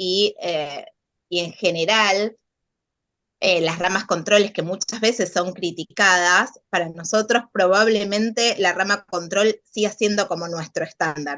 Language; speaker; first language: Spanish; native; Spanish